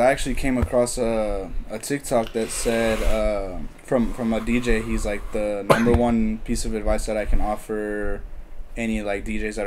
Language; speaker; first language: English; native; English